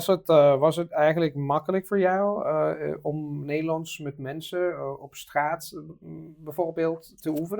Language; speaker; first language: Dutch; non-native, fluent; Italian